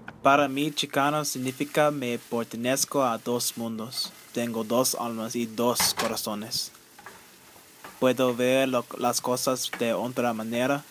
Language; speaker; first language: Spanish; early bilingual, heritage; Spanish